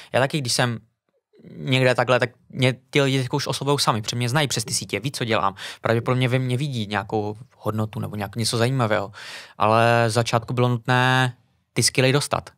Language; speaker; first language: Czech; native; Czech